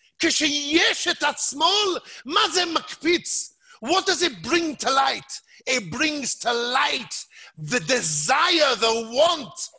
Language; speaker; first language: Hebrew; non-native, fluent; English